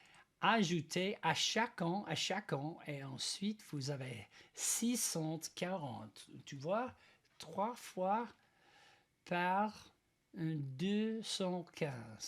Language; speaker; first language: French; non-native, learner; English